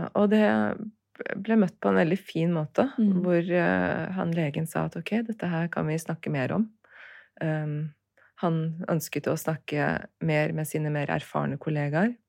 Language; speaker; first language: Norwegian; early bilingual, other home language; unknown